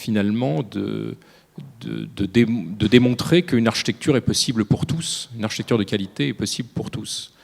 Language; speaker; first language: French; native; French